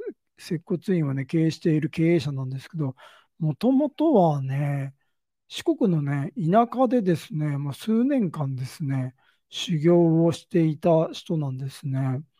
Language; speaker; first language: Japanese; native; Japanese